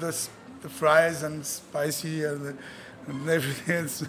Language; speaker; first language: English; non-native, fluent; Arabic